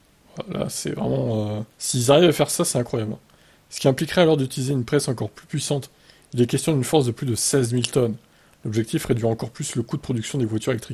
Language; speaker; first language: French; native; French